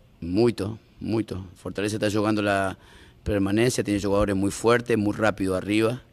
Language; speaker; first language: Portuguese; non-native, learner; Spanish